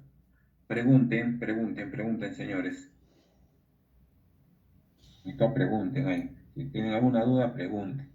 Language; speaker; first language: Spanish; native; Spanish